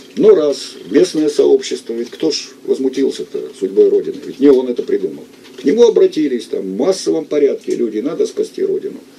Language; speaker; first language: Russian; native; Russian